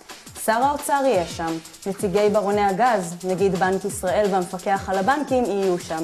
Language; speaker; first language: Hebrew; native; Hebrew